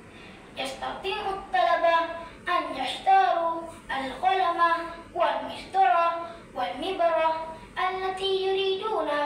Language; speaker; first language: Arabic; non-native, learner; Malay